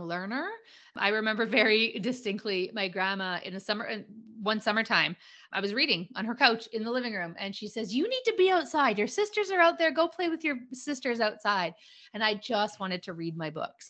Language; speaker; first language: English; native; English